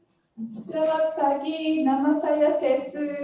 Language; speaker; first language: Indonesian; non-native, fluent; Japanese